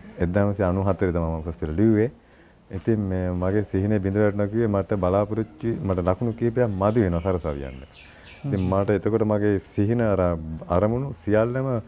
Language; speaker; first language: Sinhala; native; Sinhala